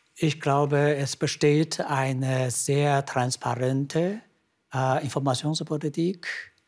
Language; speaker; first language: German; non-native, fluent; Chinese